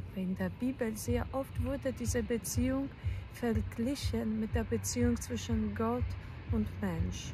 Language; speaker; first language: German; non-native, fluent; Polish